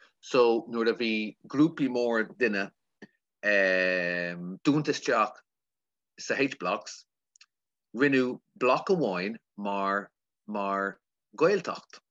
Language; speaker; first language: Irish; non-native, local second language; English